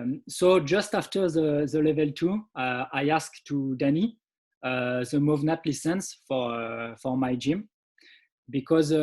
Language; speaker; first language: English; non-native, learner; French